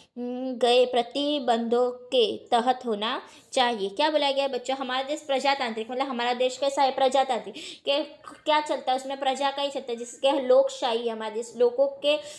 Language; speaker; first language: Hindi; non-native, local second language; Gujarati